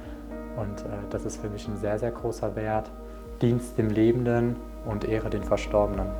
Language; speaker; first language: German; native; German